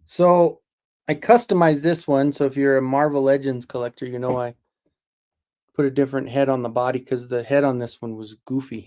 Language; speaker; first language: English; native; English